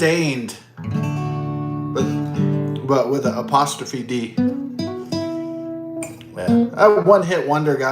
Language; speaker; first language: English; native; English